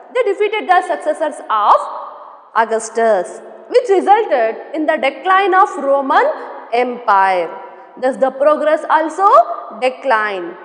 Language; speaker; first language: English; non-native, local second language; Kannada